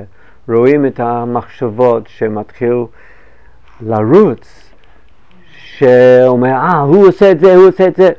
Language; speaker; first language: Hebrew; non-native, fluent; English